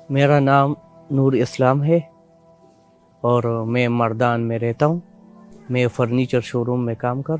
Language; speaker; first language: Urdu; non-native, local second language; Pashto